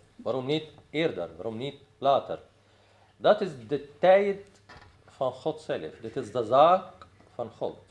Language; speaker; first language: Dutch; non-native, fluent; Arabic